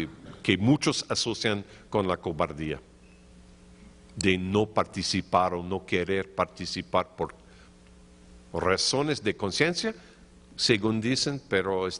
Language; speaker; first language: Spanish; non-native, fluent; English